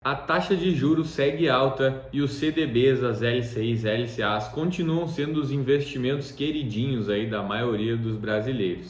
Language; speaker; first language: Portuguese; native; Portuguese